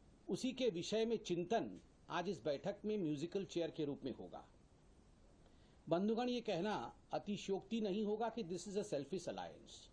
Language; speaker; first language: Hindi; native; Hindi